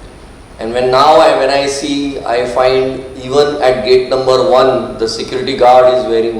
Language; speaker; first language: English; non-native, local second language; Marathi